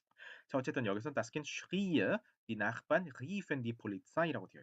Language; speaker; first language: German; non-native, fluent; Korean